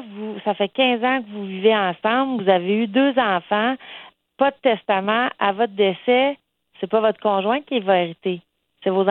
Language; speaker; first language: French; native; French